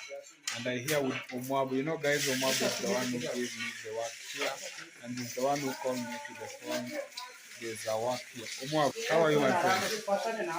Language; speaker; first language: English; non-native, learner; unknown